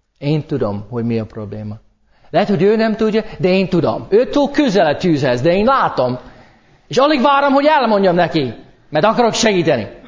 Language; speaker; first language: Hungarian; non-native, fluent; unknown